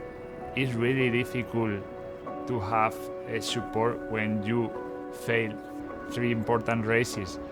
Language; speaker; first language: English; non-native, fluent; Spanish